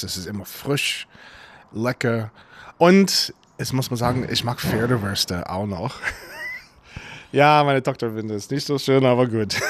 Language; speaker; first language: German; non-native, fluent; English